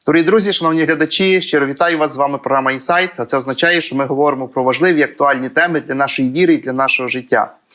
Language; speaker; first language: Ukrainian; native; Ukrainian